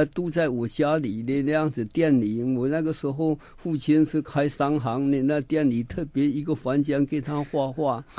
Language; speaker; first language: Chinese; native; Chinese